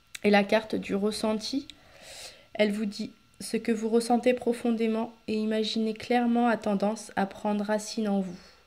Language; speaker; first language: French; native; French